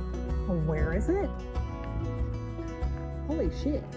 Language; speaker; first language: English; native; English